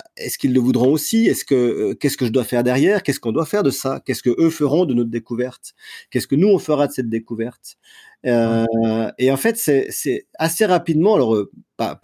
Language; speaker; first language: French; native; French